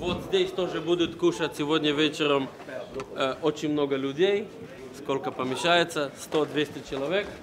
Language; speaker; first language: Russian; non-native, fluent; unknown